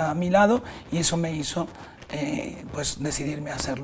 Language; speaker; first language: Spanish; native; Spanish